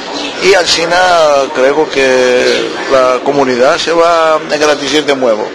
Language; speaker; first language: Spanish; early bilingual, heritage; Ladino